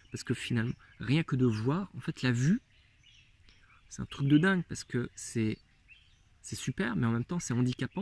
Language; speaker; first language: French; native; French